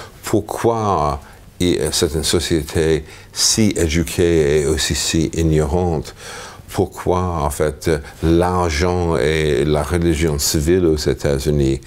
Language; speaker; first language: French; non-native, fluent; English